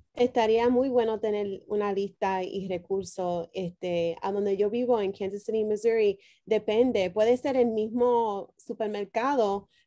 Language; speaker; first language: Spanish; early bilingual, heritage; Spanish